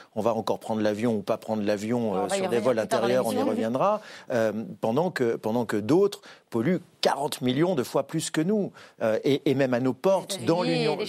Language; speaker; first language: French; native; French